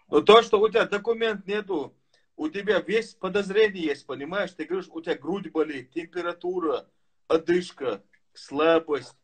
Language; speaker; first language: Russian; non-native, fluent; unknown